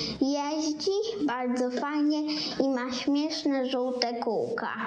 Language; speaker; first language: Polish; native; Polish